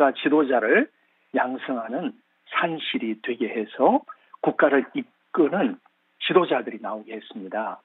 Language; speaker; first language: Korean; native; Korean